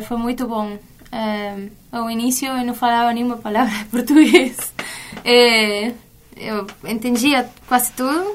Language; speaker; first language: Portuguese; non-native, fluent; Spanish